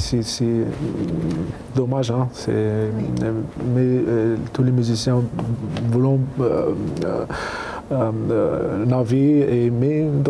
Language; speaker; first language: French; non-native, learner; Arabic